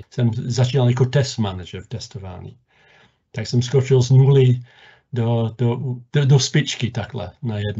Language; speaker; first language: Czech; non-native, fluent; English